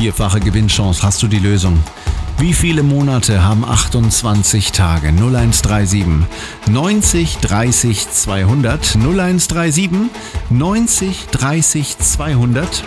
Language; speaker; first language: German; native; German